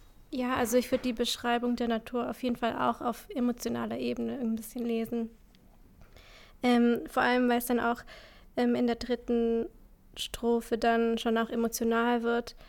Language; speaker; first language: German; native; German